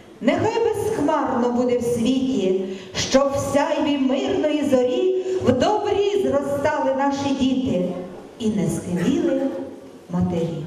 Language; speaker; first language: Ukrainian; native; Ukrainian